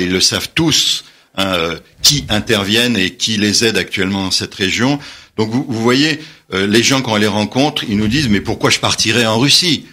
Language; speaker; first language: French; native; French